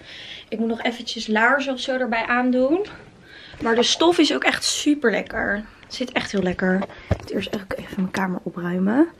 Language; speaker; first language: Dutch; native; Dutch